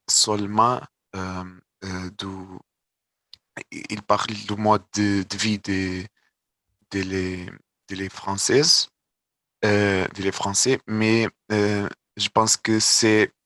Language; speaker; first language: French; non-native, learner; Portuguese